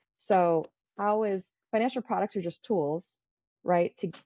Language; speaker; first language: English; early bilingual, other home language; Croatian